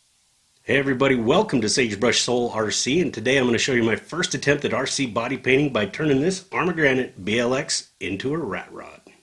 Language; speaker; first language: English; native; English